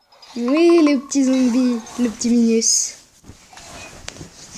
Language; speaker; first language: French; native; French